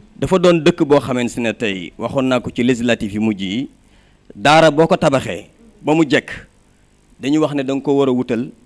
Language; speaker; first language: Wolof; native; Wolof